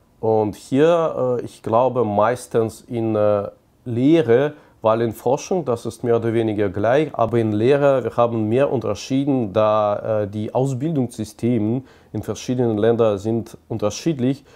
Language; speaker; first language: German; non-native, fluent; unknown